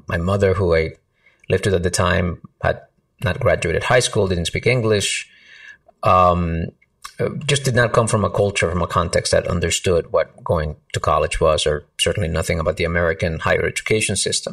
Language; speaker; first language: English; early bilingual, other home language; Spanish